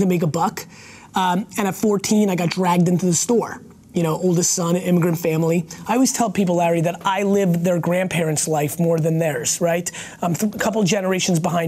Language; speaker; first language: English; early bilingual, other home language; Russian